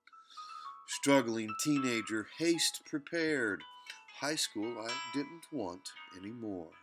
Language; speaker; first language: English; native; English